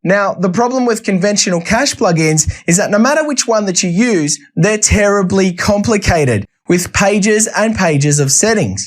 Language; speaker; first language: English; native; English